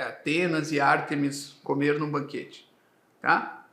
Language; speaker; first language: Portuguese; native; Portuguese